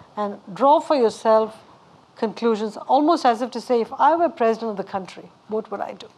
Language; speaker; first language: English; non-native, local second language; Tamil